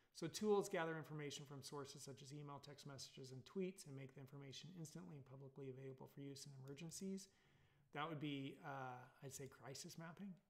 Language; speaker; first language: English; native; English